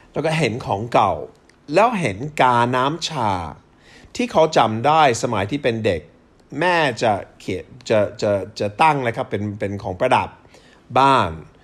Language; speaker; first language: Thai; non-native, fluent; English